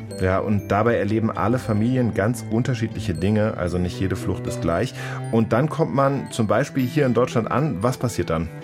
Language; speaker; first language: German; native; German